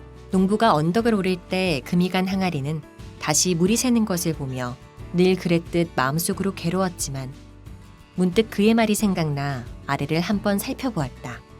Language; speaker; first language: Korean; native; Korean